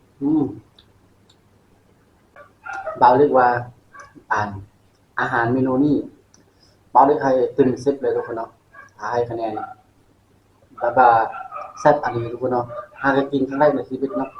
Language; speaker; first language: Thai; non-native, local second language; Northeastern Thai